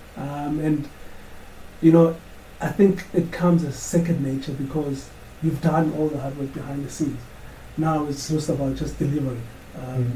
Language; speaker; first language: English; non-native, local second language; Xhosa